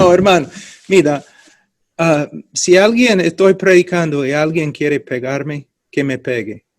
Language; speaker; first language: Spanish; non-native, fluent; English